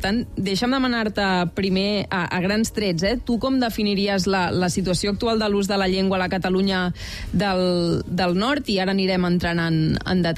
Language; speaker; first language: Catalan; native; Catalan